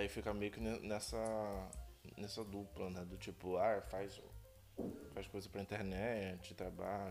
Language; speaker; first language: Portuguese; native; Portuguese